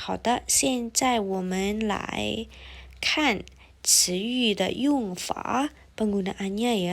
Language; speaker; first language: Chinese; non-native, fluent; Indonesian